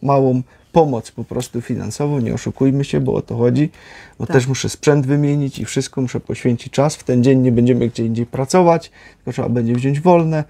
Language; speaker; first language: Polish; native; Polish